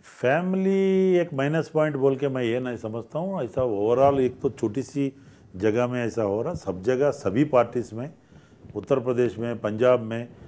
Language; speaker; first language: Hindi; non-native, local second language; Telugu